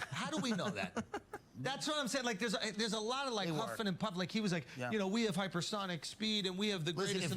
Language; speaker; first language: English; native; English